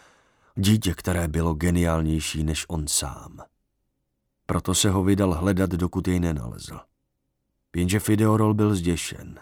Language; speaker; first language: Czech; native; Czech